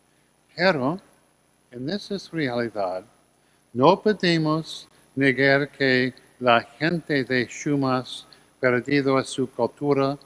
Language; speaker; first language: Spanish; non-native, learner; English